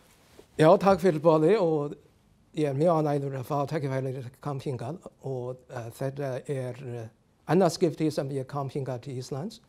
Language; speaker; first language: Icelandic; non-native, learner; Chinese